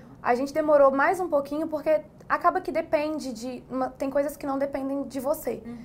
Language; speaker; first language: Portuguese; native; Portuguese